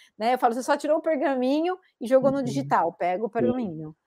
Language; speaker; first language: Portuguese; native; Portuguese